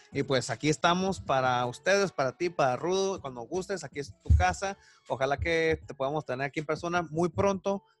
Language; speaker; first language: Spanish; native; Spanish